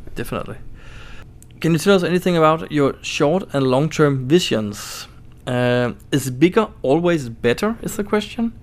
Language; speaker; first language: English; non-native, fluent; Danish